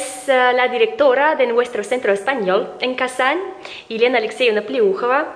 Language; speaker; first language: Spanish; non-native, fluent; Russian